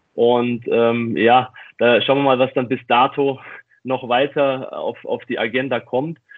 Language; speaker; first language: German; native; German